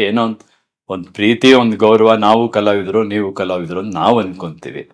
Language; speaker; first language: Kannada; native; Kannada